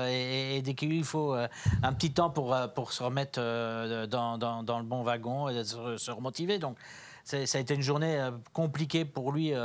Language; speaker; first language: French; native; French